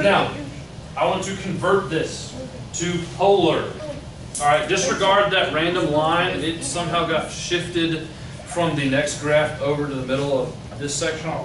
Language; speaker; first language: English; native; English